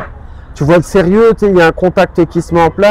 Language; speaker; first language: French; native; French